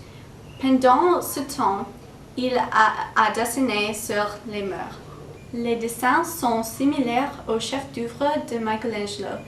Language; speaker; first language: French; non-native, learner; English